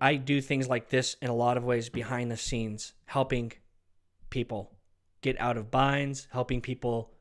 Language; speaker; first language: English; native; English